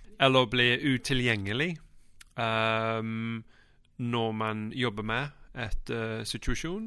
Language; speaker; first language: Norwegian; non-native, fluent; English